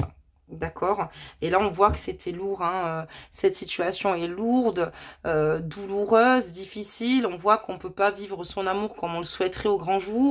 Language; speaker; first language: French; native; French